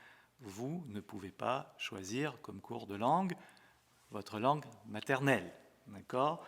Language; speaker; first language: French; native; French